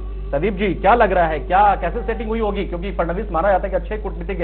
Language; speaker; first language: Hindi; native; Hindi